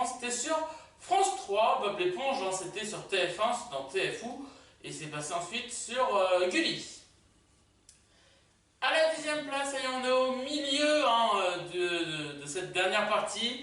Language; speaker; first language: French; native; French